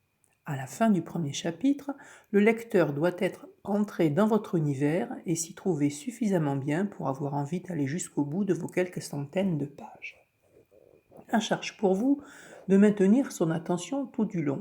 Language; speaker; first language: French; native; French